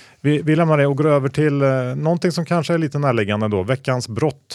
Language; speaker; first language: Swedish; native; Swedish